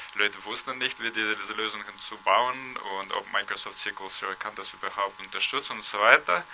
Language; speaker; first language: German; non-native, fluent; Russian